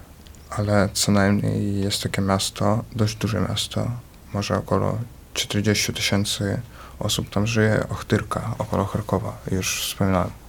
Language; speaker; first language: Polish; early bilingual, other home language; Ukrainian